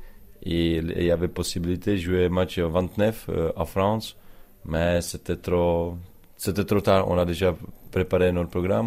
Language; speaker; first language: French; non-native, learner; Czech